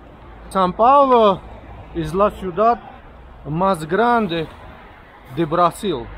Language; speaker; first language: Portuguese; non-native, learner; Spanish